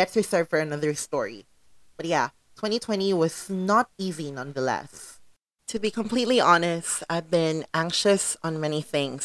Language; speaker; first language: English; non-native, local second language; Cebuano